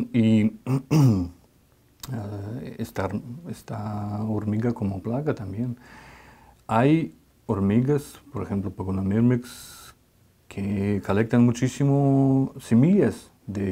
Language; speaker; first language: Spanish; non-native, fluent; Russian